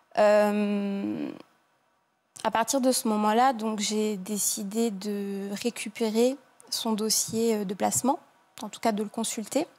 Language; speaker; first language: French; native; French